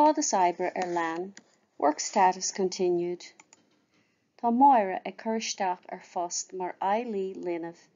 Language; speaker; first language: Irish; non-native, local second language; English